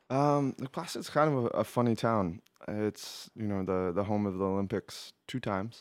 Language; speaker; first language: English; native; English